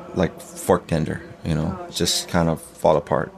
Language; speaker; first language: English; native; English